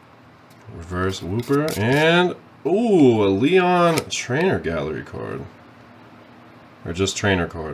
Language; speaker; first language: English; native; English